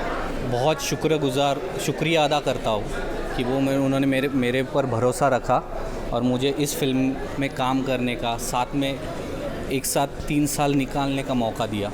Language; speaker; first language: Hindi; native; Hindi